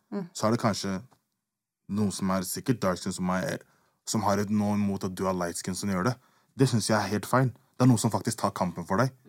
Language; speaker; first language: Norwegian; early bilingual, other home language; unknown